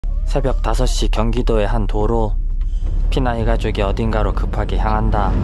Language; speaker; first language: Korean; native; Korean